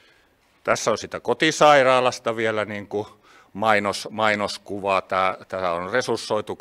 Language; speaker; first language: Finnish; native; Finnish